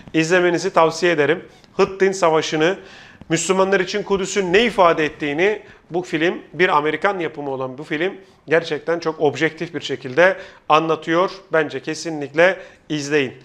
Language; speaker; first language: Turkish; native; Turkish